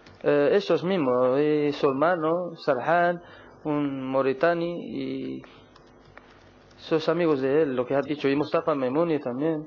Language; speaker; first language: Spanish; non-native, learner; Arabic